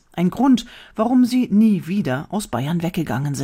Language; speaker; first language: German; native; German